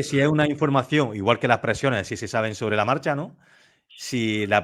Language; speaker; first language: Spanish; native; Spanish